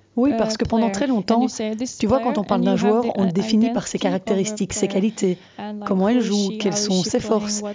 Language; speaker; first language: French; non-native, fluent; Ukrainian